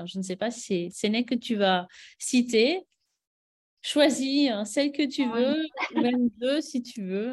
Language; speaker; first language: French; native; French